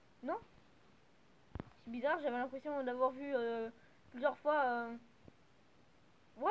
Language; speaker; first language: French; native; French